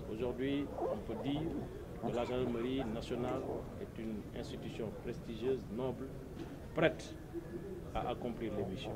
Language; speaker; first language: French; non-native, local second language; Wolof